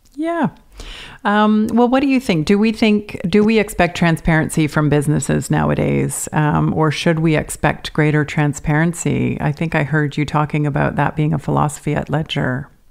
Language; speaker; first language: English; native; English